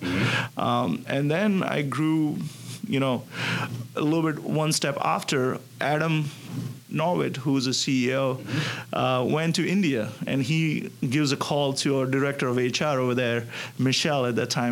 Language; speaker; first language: English; non-native, local second language; Gujarati